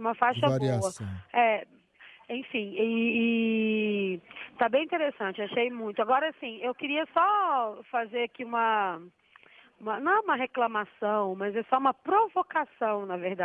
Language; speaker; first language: Portuguese; native; Portuguese